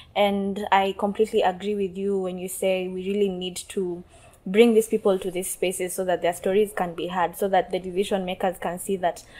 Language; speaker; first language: English; non-native, local second language; Kalenjin